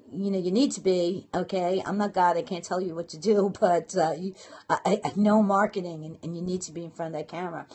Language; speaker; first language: English; native; English